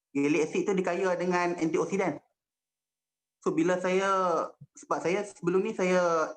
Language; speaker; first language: Malay; native; Malay